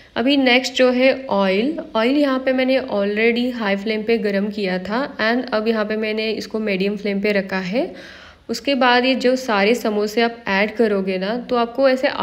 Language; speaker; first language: Hindi; non-native, local second language; Marathi